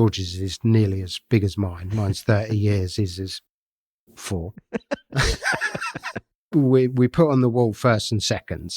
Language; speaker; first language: English; native; English